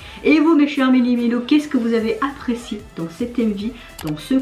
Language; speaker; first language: French; native; French